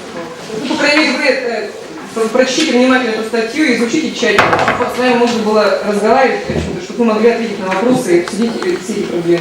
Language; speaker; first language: Russian; native; Russian